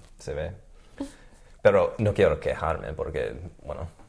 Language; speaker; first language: Spanish; non-native, fluent; English